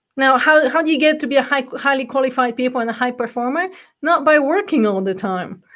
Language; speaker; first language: English; non-native, fluent; Bulgarian